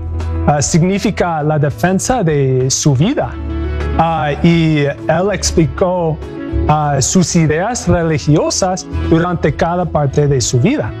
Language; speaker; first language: Spanish; non-native, learner; English